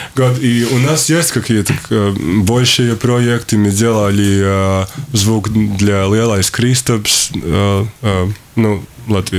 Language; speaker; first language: Russian; non-native, local second language; Latvian